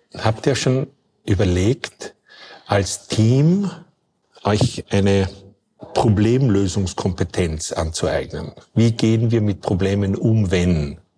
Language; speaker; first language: German; native; German